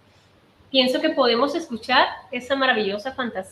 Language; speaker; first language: Spanish; native; Spanish